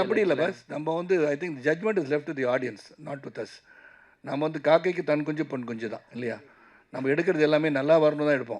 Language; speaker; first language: Tamil; native; Tamil